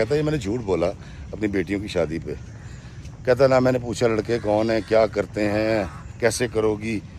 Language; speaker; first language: Urdu; native; Urdu